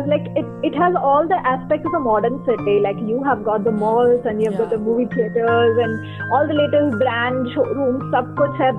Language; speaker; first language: English; non-native, local second language; Bangla